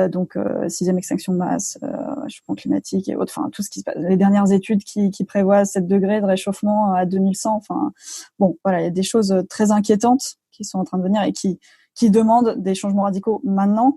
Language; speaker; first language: French; native; French